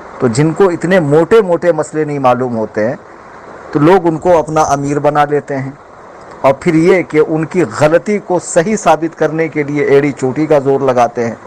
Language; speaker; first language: Urdu; native; Urdu